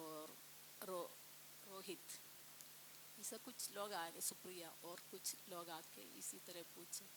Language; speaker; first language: Hindi; non-native, local second language; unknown